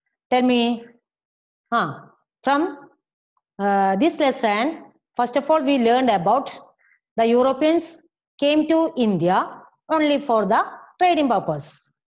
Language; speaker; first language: English; non-native, local second language; Malayalam